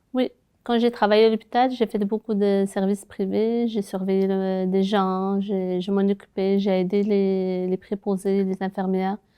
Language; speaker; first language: French; non-native, local second language; Arabic